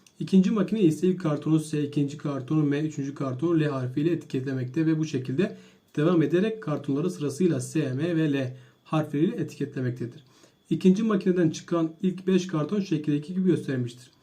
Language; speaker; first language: Turkish; native; Turkish